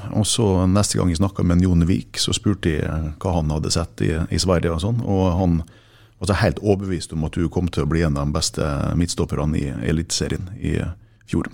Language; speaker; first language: Norwegian; native; Norwegian